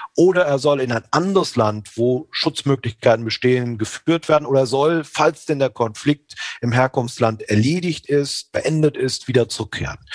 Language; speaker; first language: German; native; German